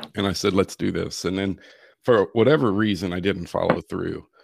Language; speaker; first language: English; native; English